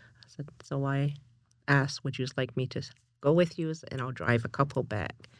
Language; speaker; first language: English; native; English